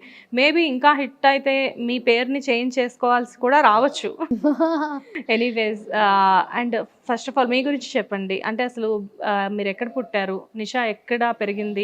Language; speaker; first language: Telugu; native; Telugu